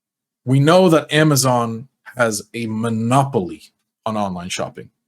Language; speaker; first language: English; native; English